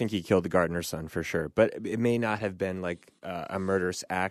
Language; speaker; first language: English; native; English